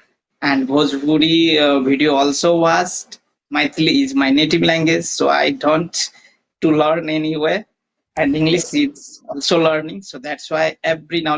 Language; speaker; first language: English; non-native, learner; Maithili